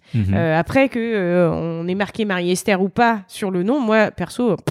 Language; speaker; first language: French; native; French